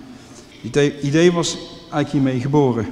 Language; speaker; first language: Dutch; native; Dutch